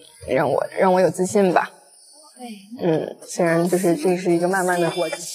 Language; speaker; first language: Chinese; native; Chinese